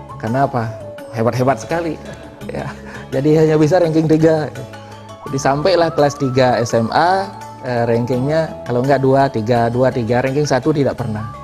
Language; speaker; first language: Indonesian; non-native, local second language; Balinese